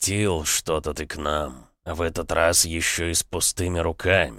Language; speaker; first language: Russian; native; Russian